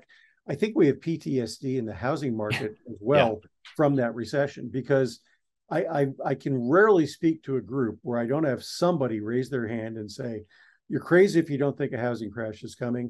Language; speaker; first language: English; native; English